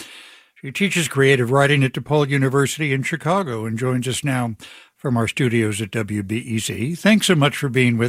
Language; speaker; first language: English; native; English